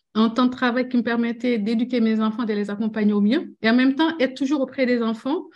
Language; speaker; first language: French; non-native, local second language; Wolof